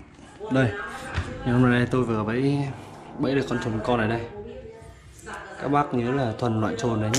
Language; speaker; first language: Vietnamese; native; Vietnamese